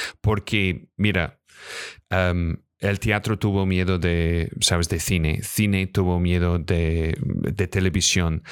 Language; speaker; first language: Spanish; non-native, fluent; English